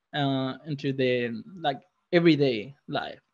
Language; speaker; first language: English; non-native, fluent; Spanish